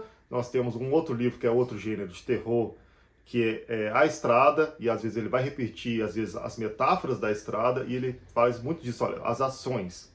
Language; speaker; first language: Portuguese; native; Portuguese